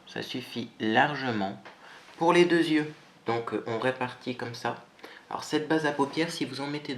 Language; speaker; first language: French; native; French